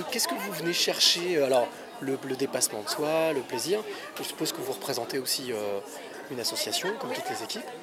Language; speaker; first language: French; native; French